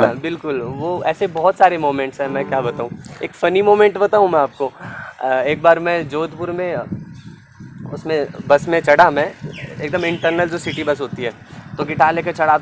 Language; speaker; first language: Hindi; native; Hindi